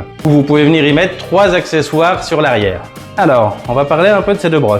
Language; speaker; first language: French; native; French